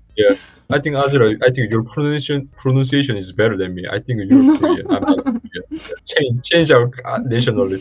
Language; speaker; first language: English; non-native, learner; Korean